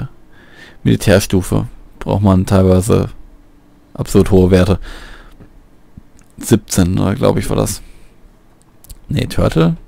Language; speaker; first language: German; native; German